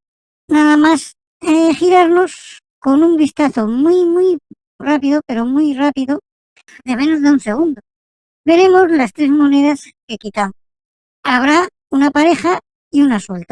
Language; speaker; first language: Spanish; native; Spanish